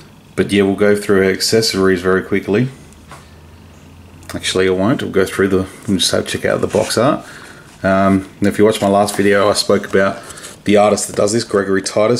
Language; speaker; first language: English; native; English